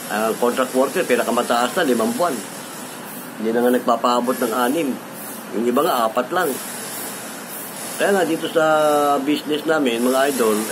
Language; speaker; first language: Filipino; native; Filipino